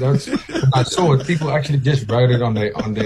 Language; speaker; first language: English; non-native, local second language; Afrikaans